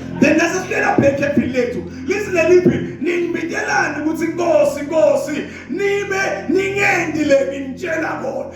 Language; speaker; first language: Zulu; non-native, local second language; Swati